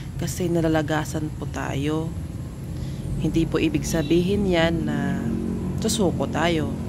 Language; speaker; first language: Filipino; non-native, local second language; Cebuano